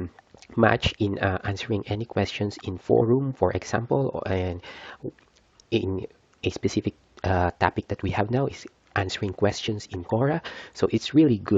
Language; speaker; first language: English; non-native, fluent; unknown